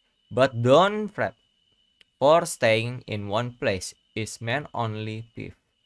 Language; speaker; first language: English; non-native, learner; Indonesian